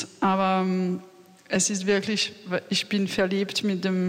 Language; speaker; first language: German; non-native, fluent; French